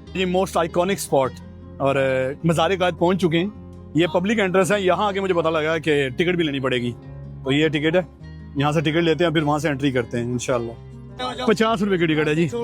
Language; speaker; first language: Urdu; native; Urdu